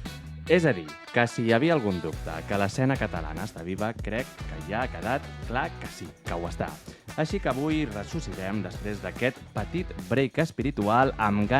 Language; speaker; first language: Catalan; native; Catalan